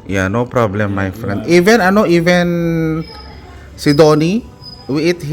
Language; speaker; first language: English; non-native, learner; Filipino